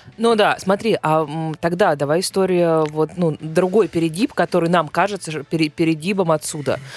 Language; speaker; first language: Russian; native; Russian